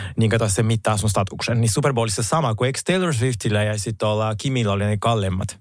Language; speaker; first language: Finnish; non-native, fluent; Russian